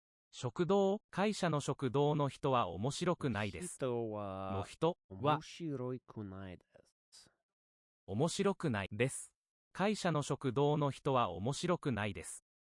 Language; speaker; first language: Japanese; non-native, learner; English